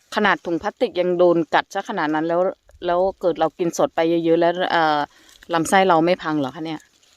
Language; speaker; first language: Thai; native; Thai